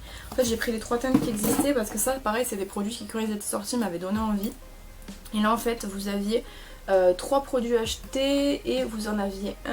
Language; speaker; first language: French; native; French